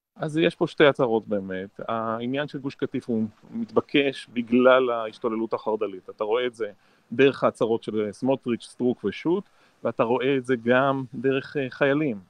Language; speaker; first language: Hebrew; native; Hebrew